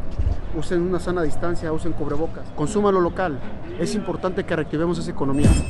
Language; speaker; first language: Spanish; native; Spanish